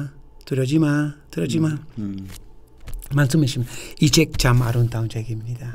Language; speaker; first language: Korean; non-native, fluent; Italian